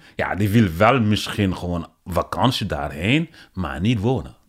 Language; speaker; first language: Dutch; non-native, learner; Wolof